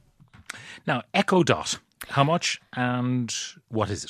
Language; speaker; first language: English; native; English